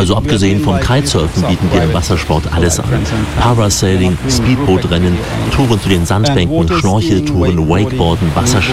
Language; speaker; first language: German; native; German